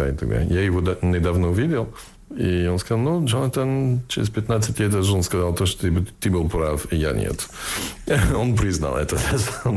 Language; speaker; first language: Russian; non-native, fluent; English